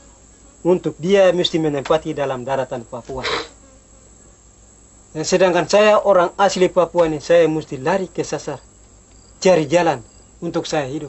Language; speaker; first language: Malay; non-native, local second language; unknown